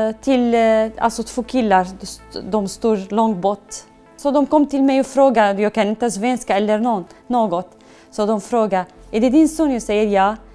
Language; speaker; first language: Swedish; non-native, learner; Arabic